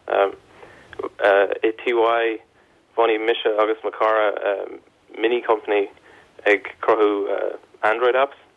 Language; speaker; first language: Irish; non-native, local second language; English